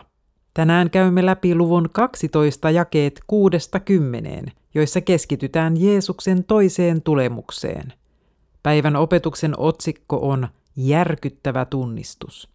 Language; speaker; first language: Finnish; native; Finnish